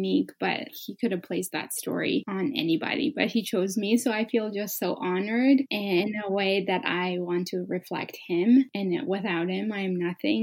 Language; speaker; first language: English; early bilingual, other home language; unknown